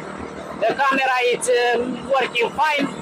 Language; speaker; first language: English; non-native, learner; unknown